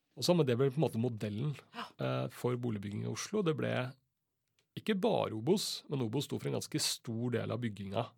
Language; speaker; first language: Norwegian; native; Norwegian